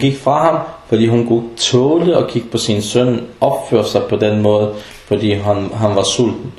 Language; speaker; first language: Danish; non-native, fluent; Arabic